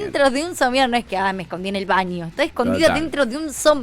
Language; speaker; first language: Spanish; native; Spanish